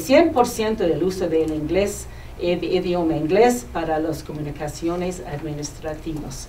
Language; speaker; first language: Spanish; non-native, fluent; English